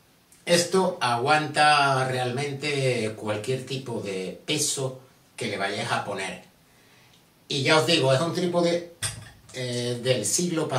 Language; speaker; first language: Spanish; native; Spanish